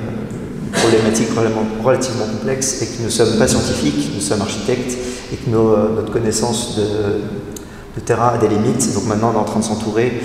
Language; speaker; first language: French; native; French